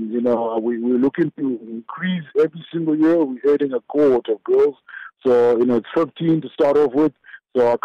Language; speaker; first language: English; non-native, local second language; Shona